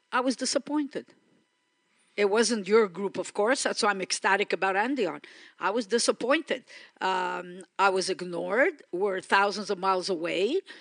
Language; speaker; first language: English; early bilingual, other home language; Greek